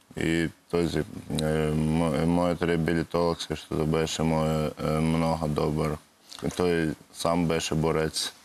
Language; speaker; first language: Bulgarian; non-native, learner; Russian